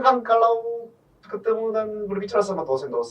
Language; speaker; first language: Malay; non-native, fluent; Korean